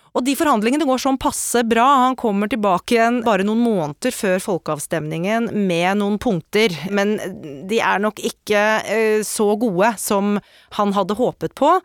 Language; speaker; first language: Norwegian; native; Norwegian